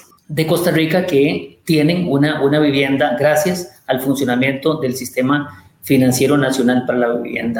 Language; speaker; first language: Spanish; native; Spanish